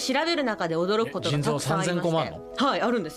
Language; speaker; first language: Japanese; native; Japanese